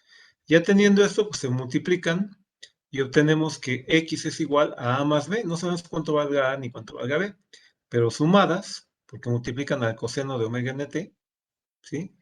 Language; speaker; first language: Spanish; native; Spanish